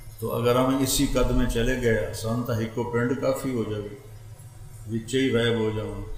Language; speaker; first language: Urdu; non-native, local second language; Punjabi